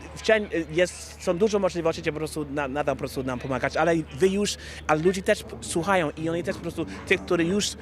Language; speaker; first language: Polish; non-native, fluent; English